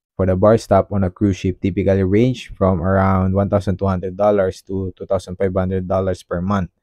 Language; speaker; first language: English; non-native, local second language; Filipino